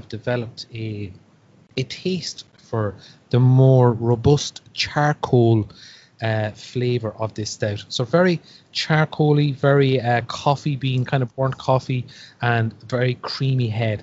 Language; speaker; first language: English; native; English